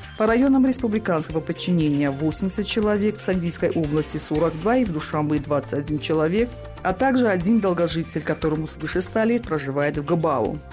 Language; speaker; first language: Russian; non-native, local second language; Tajik